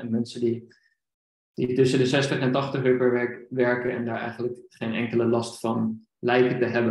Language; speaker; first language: Dutch; native; Dutch